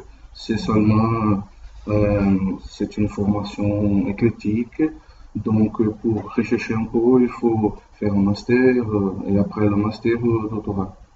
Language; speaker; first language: French; non-native, learner; Portuguese